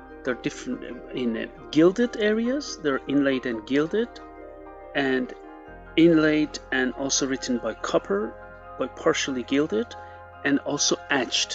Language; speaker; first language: English; non-native, fluent; Persian